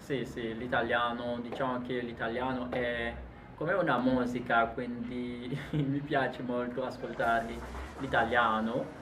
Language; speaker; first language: Italian; non-native, fluent; Haitian Creole